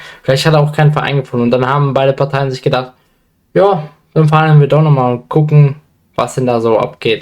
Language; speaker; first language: German; native; German